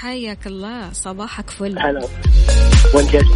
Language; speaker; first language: Arabic; native; Arabic